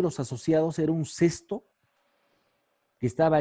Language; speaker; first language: Spanish; native; Spanish